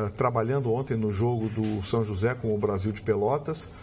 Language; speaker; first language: Portuguese; native; Portuguese